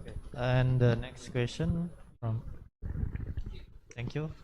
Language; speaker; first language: English; non-native, learner; Indonesian